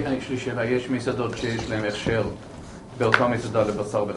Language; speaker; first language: Hebrew; non-native, learner; English